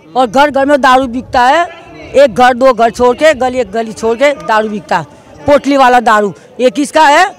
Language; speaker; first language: Hindi; non-native, local second language; Gujarati